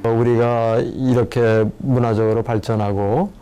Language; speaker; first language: Korean; native; Korean